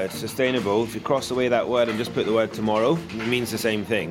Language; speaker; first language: English; native; English